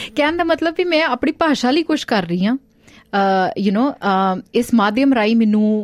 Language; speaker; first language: Punjabi; early bilingual, heritage; Punjabi